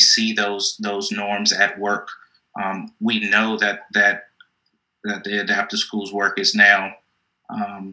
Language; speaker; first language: English; native; English